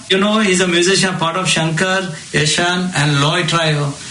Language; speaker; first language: English; non-native, local second language; Marathi